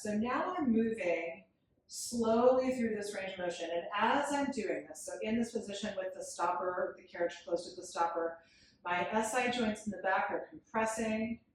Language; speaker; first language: English; native; English